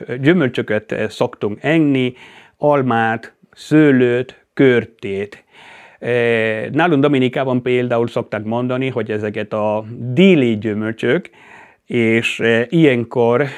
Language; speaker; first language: Hungarian; non-native, fluent; Spanish